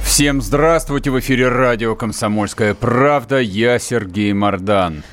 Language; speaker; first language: Russian; native; Russian